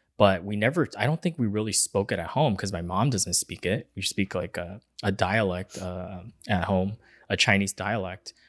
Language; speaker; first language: English; early bilingual, other home language; Chinese